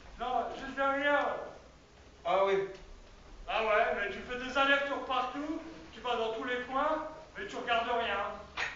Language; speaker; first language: French; native; French